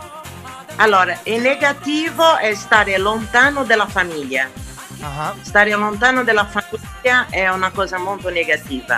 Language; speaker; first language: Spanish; non-native, learner; Portuguese